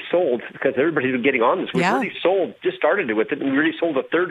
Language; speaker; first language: English; native; English